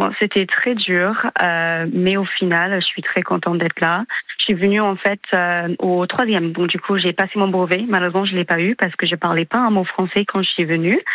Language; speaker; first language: French; non-native, fluent; English